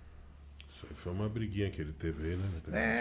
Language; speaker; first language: Portuguese; native; Portuguese